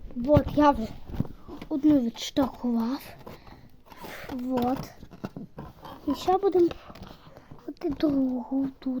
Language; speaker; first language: Ukrainian; native; Ukrainian